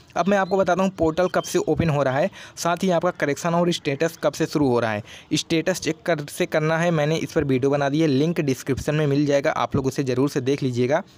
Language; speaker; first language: Hindi; native; Hindi